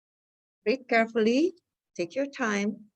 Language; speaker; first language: English; non-native, fluent; Indonesian